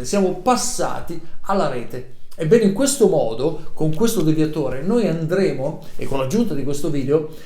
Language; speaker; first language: Italian; native; Italian